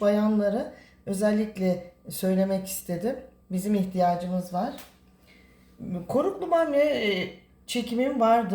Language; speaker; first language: Turkish; native; Turkish